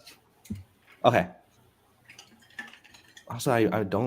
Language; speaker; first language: English; native; English